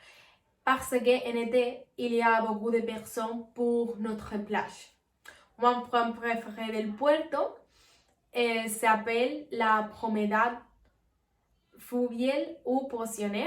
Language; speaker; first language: French; non-native, learner; Spanish